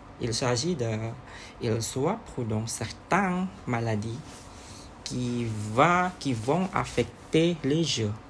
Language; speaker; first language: French; non-native, learner; Indonesian